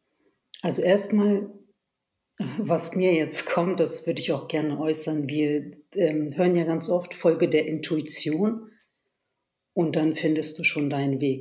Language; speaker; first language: German; early bilingual, other home language; Turkish